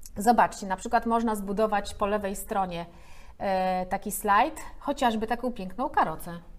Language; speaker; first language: Polish; native; Polish